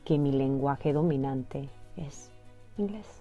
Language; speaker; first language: Spanish; early bilingual, heritage; Spanish